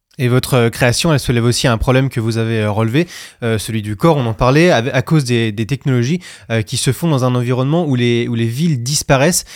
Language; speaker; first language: French; native; French